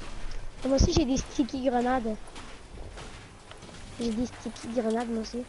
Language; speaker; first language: French; native; French